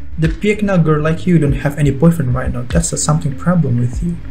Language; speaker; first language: English; non-native, learner; Indonesian